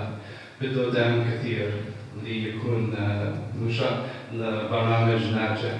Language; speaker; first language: Arabic; non-native, fluent; English